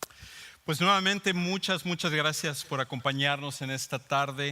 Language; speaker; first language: Spanish; native; Spanish